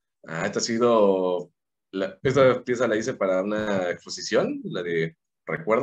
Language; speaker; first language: Spanish; native; Spanish